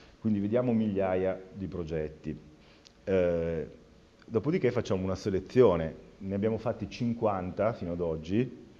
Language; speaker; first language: Italian; native; Italian